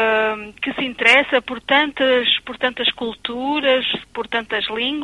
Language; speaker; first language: Portuguese; early bilingual, other home language; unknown